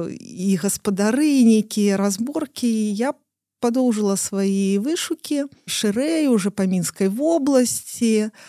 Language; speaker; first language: Belarusian; non-native, local second language; Russian